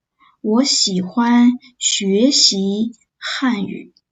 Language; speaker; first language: Chinese; non-native, fluent; English